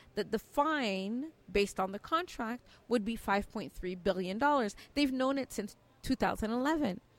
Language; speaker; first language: English; native; English